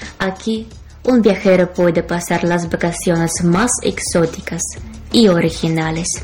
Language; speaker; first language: Spanish; non-native, fluent; Ukrainian